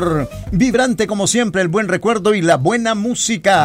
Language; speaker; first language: Spanish; native; Spanish